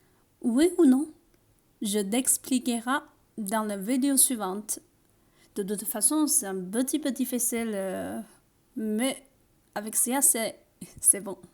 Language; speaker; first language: French; non-native, learner; Chinese